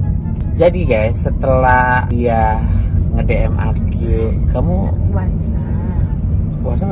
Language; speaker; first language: Indonesian; native; Indonesian